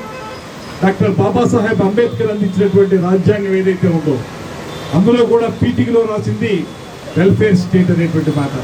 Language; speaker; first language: Telugu; native; Telugu